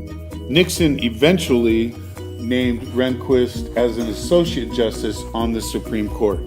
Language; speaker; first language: English; native; English